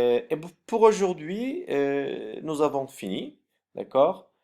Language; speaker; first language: French; non-native, fluent; Turkish